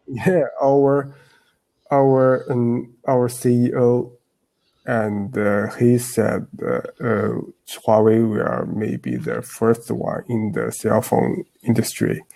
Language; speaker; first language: English; non-native, learner; Chinese